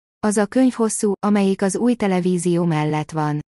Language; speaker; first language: Hungarian; non-native, learner; Persian